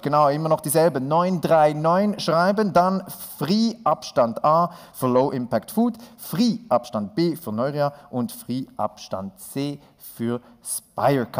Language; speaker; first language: German; native; German